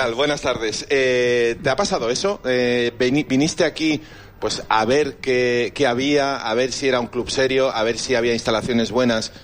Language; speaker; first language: Spanish; native; Spanish